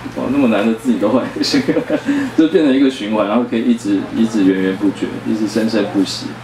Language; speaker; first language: Chinese; native; Chinese